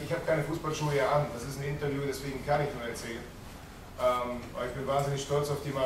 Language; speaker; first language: German; native; German